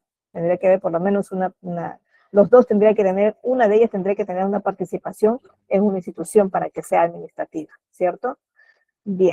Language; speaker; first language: Spanish; native; Spanish